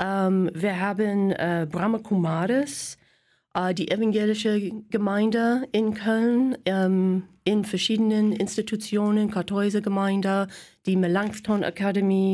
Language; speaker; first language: German; non-native, fluent; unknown